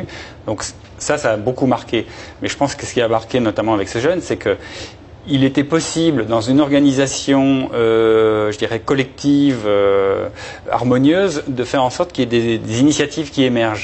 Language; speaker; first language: French; native; French